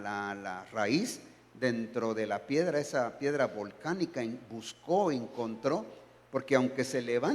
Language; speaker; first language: Spanish; native; Spanish